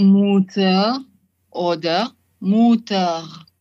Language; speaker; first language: German; non-native, learner; French